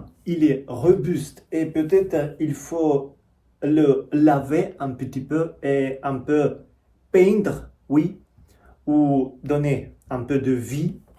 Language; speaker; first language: French; non-native, fluent; Russian